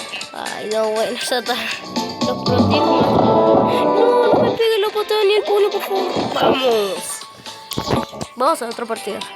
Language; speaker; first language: Spanish; native; Spanish